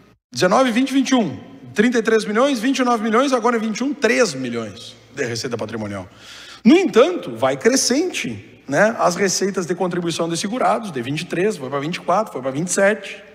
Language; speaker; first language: Portuguese; native; Portuguese